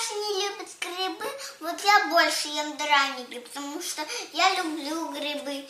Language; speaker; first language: Russian; early bilingual, heritage; Russian